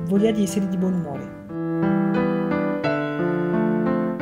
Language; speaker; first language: Italian; non-native, fluent; French